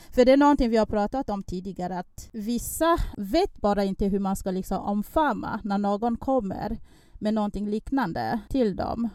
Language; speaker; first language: Swedish; non-native, fluent; French